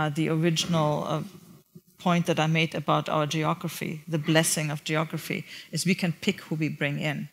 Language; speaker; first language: English; non-native, fluent; German